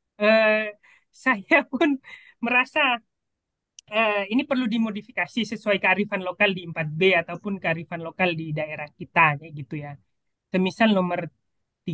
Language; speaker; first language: Indonesian; native; Indonesian